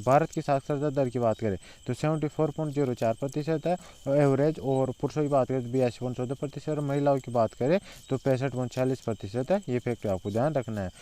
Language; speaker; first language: Hindi; native; Hindi